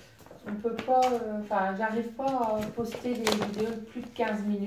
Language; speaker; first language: French; native; French